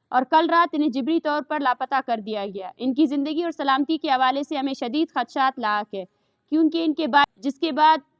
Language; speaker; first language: Urdu; non-native, local second language; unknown